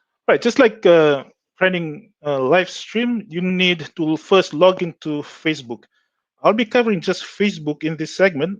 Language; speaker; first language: English; non-native, local second language; Fijian